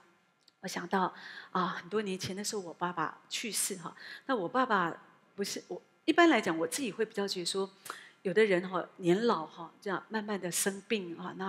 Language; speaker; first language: Chinese; native; Chinese